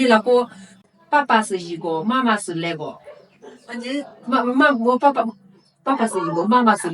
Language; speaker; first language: Chinese; non-native, local second language; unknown